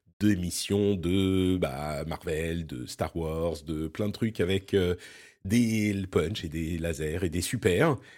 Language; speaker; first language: French; early bilingual, other home language; Arabic